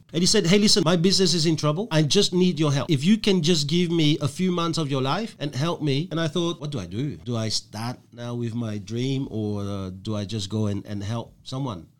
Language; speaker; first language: English; non-native, fluent; French